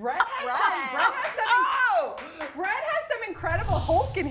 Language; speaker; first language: English; native; English